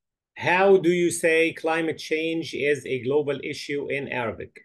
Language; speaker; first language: English; non-native, fluent; Arabic